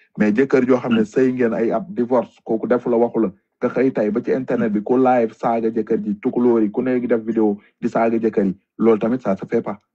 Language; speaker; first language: Wolof; non-native, local second language; Fula